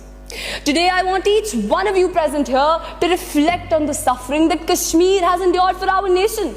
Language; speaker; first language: English; non-native, local second language; Hindi